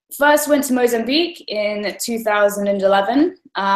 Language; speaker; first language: English; native; English